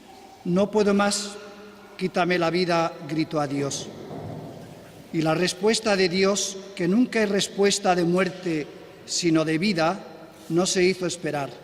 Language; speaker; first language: Spanish; native; Spanish